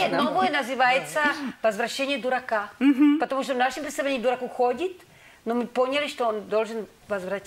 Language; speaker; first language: Russian; non-native, learner; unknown